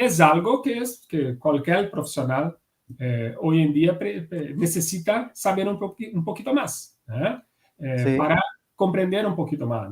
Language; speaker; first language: Spanish; non-native, fluent; Portuguese